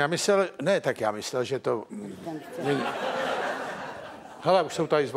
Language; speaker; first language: Czech; native; Czech